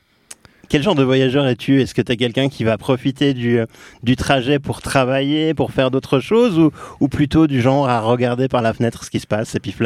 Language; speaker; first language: French; native; French